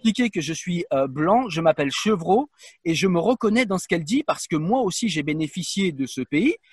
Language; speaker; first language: French; native; French